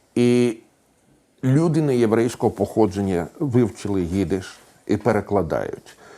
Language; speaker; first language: Ukrainian; non-native, local second language; Russian